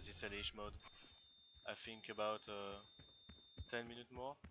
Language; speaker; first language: English; non-native, learner; French